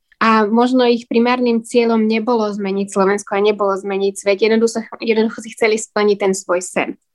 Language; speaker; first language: Slovak; native; Slovak